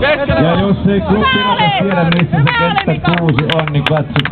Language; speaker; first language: Finnish; native; Finnish